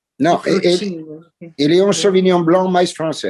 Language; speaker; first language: Portuguese; non-native, fluent; French